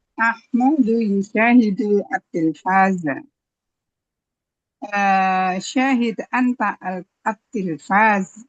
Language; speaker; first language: Arabic; non-native, learner; Indonesian